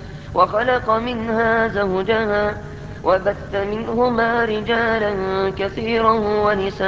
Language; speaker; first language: Arabic; native; Arabic